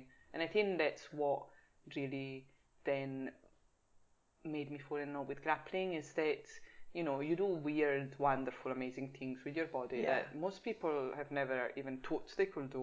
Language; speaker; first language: English; non-native, fluent; Italian